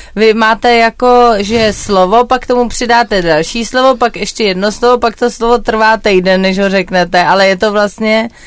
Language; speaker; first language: Czech; native; Czech